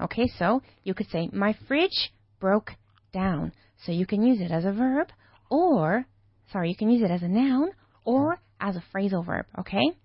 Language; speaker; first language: English; native; English